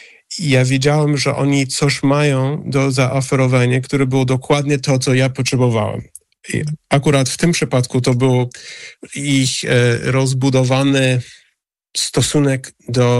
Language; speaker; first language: Polish; non-native, fluent; English